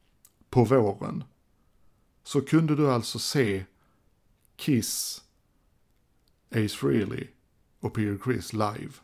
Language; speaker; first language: Swedish; native; Swedish